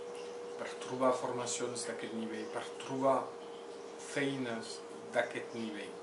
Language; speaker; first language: Catalan; non-native, local second language; French